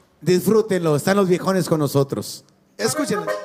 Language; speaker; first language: Spanish; native; Spanish